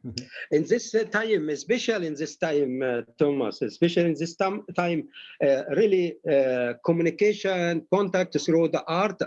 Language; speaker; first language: English; non-native, learner; Arabic